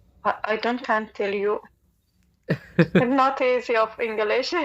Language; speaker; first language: English; non-native, learner; Persian